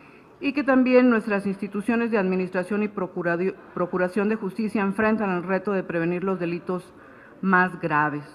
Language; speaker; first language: Spanish; native; Spanish